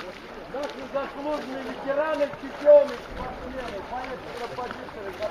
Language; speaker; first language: Russian; native; Russian